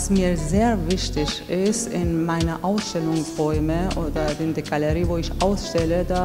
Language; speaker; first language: German; non-native, fluent; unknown